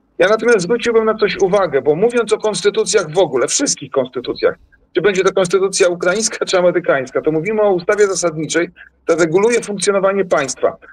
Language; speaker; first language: Polish; native; Polish